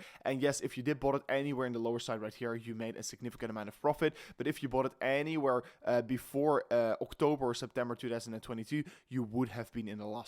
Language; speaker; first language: English; non-native, fluent; Dutch